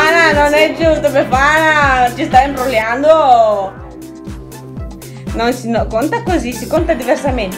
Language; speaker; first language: Italian; non-native, fluent; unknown